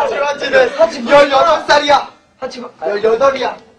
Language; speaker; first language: Japanese; non-native, learner; Korean